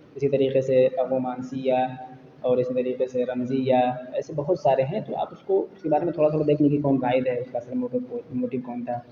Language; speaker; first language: Urdu; native; Urdu